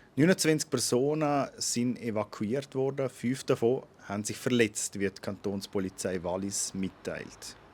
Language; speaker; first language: German; native; German